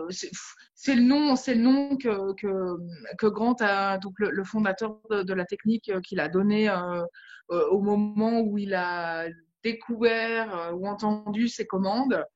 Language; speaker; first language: French; native; French